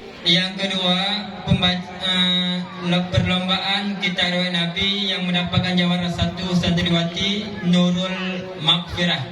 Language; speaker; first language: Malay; non-native, local second language; Achinese